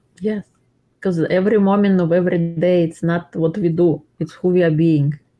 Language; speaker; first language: English; non-native, fluent; Russian